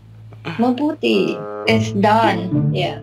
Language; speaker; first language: English; non-native, local second language; Filipino